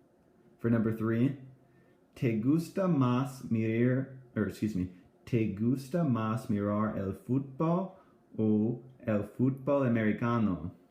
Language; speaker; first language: Spanish; non-native, fluent; English